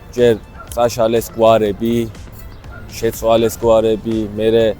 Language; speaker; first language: Georgian; native; Georgian